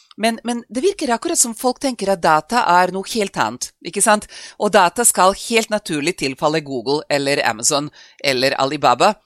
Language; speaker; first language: Norwegian; non-native, fluent; Serbian